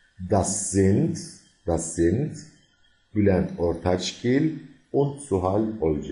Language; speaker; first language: German; non-native, fluent; Turkish